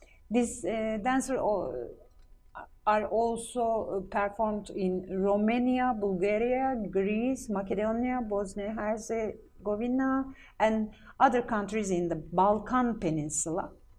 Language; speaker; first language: English; non-native, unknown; Turkish